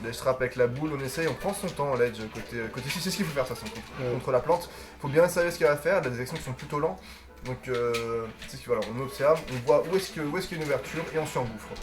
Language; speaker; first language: French; native; French